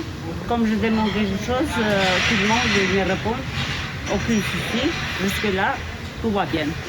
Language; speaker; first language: French; non-native, learner; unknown